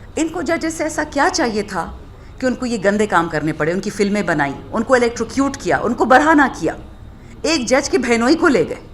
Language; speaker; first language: Urdu; non-native, local second language; Pashto